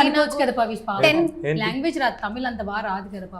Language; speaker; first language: Telugu; native; Telugu